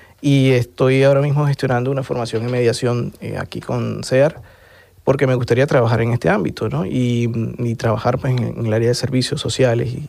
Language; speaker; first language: Spanish; native; Spanish